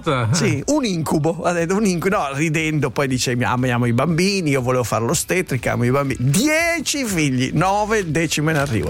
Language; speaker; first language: Italian; native; Italian